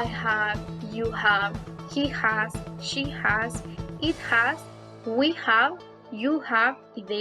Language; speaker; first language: English; non-native, fluent; Spanish